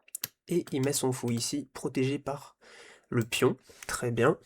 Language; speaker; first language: French; native; French